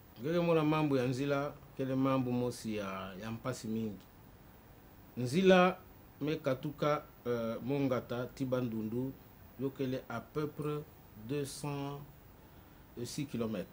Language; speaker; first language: French; non-native, local second language; Kongo